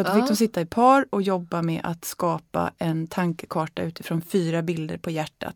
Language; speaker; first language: Swedish; native; Swedish